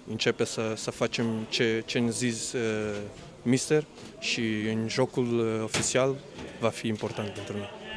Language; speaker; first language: Romanian; non-native, learner; Portuguese